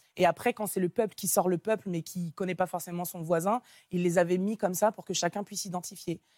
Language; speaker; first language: French; native; French